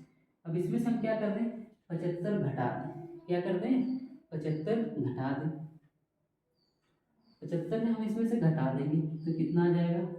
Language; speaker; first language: Hindi; native; Hindi